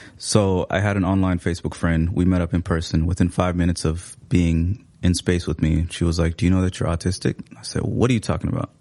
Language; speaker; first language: English; early bilingual, other home language; Somali